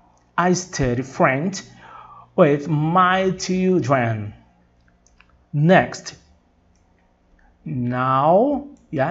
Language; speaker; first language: English; non-native, fluent; Portuguese